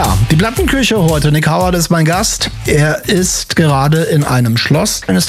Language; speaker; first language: German; native; German